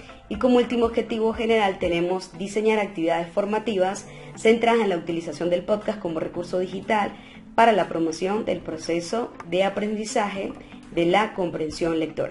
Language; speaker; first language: Spanish; native; Spanish